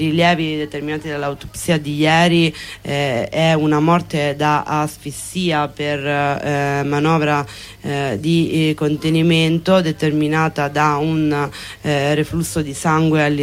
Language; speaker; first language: Italian; native; Italian